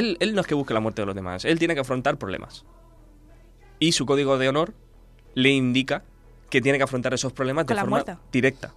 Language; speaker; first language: Spanish; native; Spanish